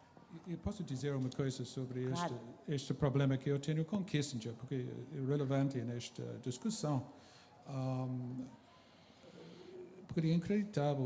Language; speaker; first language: Portuguese; non-native, fluent; English